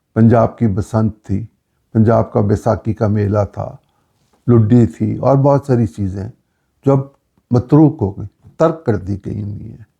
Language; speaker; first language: Urdu; non-native, local second language; Punjabi